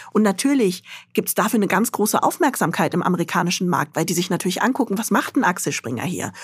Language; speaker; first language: German; early bilingual, other home language; Arabic